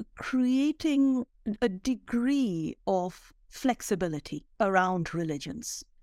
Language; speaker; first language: English; non-native, local second language; Bangla